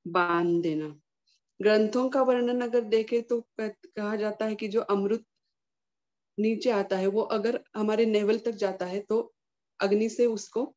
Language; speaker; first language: Hindi; non-native, local second language; Marathi